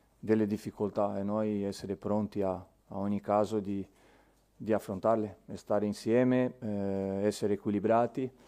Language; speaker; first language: Italian; non-native, fluent; Portuguese